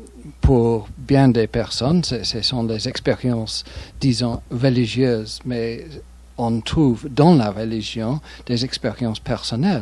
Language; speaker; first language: French; non-native, fluent; English